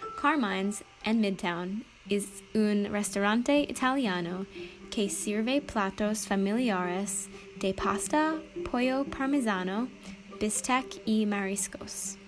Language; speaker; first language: Spanish; non-native, learner; English